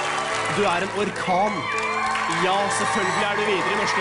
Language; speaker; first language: Norwegian; early bilingual, other home language; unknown